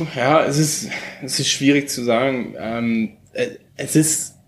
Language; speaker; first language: German; early bilingual, heritage; German